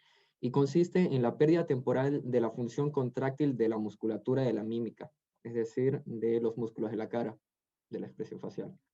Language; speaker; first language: Spanish; native; Spanish